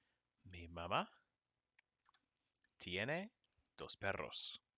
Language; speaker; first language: Spanish; non-native, fluent; English